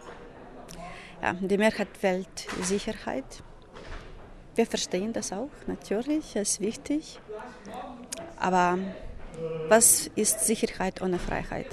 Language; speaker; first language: German; non-native, fluent; Ukrainian